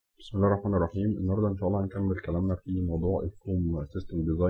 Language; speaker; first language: Arabic; native; Arabic